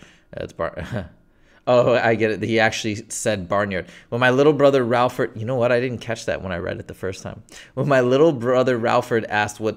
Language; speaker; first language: English; native; English